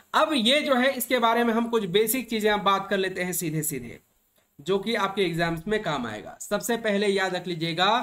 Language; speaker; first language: Hindi; native; Hindi